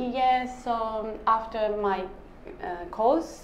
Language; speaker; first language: English; non-native, learner; Japanese